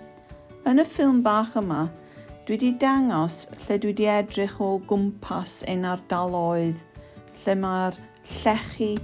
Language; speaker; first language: Welsh; non-native, fluent; English